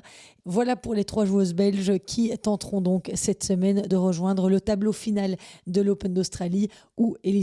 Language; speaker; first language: French; native; French